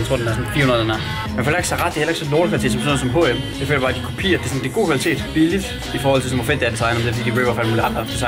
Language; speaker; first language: Danish; native; Danish